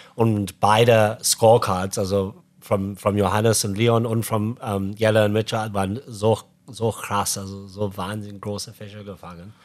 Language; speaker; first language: German; non-native, fluent; English